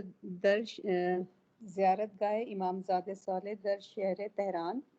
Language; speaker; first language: Persian; non-native, learner; Urdu